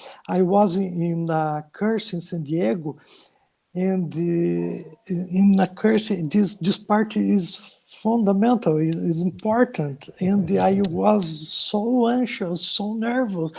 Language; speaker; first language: English; non-native, learner; Portuguese